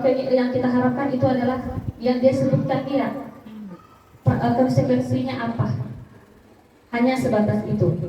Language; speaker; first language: Indonesian; native; Indonesian